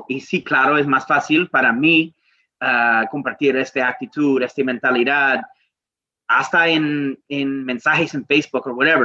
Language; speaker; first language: Spanish; non-native, learner; English